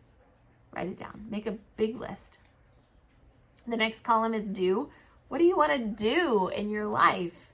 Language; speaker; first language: English; native; English